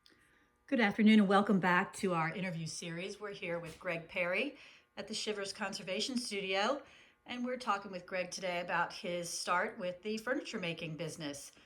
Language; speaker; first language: English; native; English